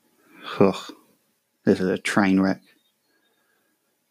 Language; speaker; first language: English; native; English